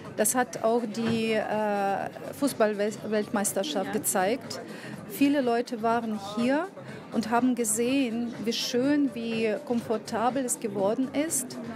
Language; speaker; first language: German; non-native, fluent; Russian